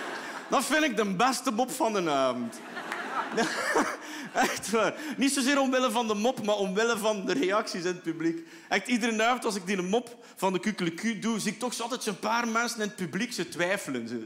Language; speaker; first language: Dutch; native; Dutch